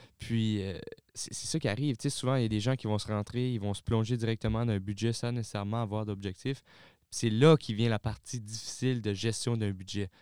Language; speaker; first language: French; native; French